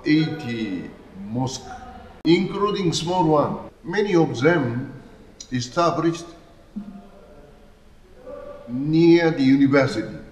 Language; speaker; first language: English; non-native, learner; Japanese